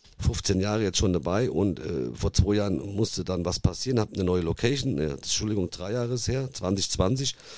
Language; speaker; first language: German; early bilingual, other home language; Italian